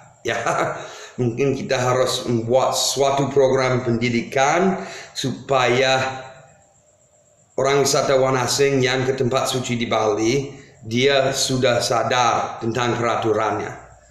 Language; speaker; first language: Indonesian; non-native, fluent; English